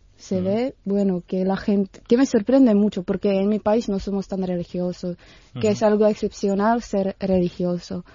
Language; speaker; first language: Spanish; non-native, fluent; Czech